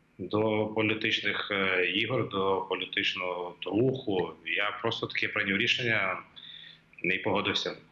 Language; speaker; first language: Ukrainian; native; Ukrainian